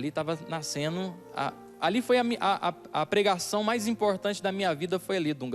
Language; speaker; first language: Portuguese; native; Portuguese